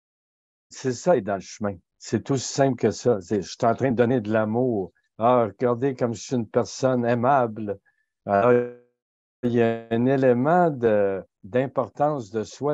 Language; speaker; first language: French; native; French